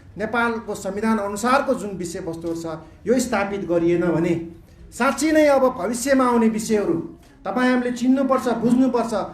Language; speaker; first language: Nepali; non-native, local second language; Newari